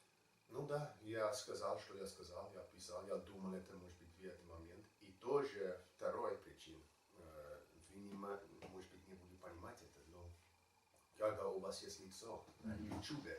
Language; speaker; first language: Russian; non-native, learner; English